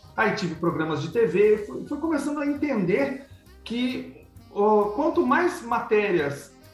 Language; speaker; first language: Portuguese; native; Portuguese